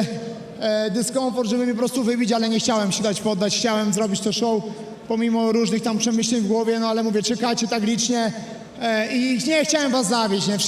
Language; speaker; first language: Polish; native; Polish